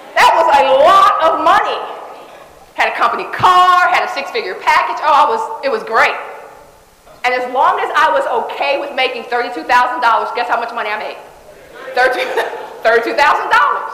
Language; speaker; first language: English; native; English